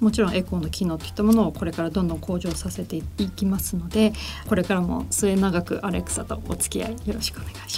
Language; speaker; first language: Japanese; native; Japanese